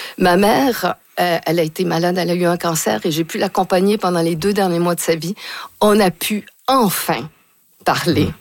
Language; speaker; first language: French; native; French